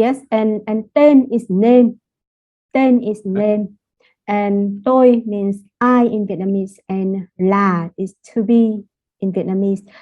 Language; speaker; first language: English; non-native, fluent; Vietnamese